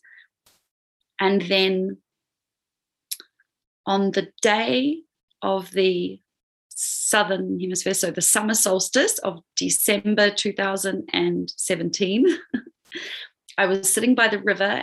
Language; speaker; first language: English; native; English